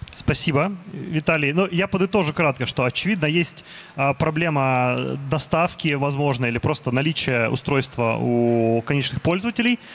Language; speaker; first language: Russian; native; Russian